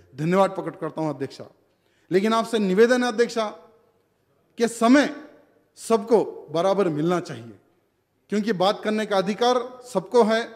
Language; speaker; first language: Hindi; non-native, local second language; Telugu